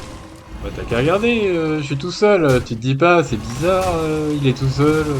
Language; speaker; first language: French; native; French